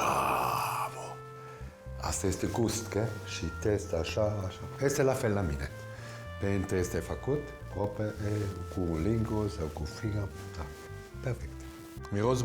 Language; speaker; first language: Romanian; non-native, learner; Swiss German